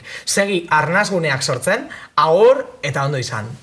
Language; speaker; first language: Basque; native; Basque